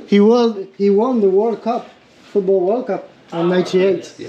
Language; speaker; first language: English; non-native, fluent; French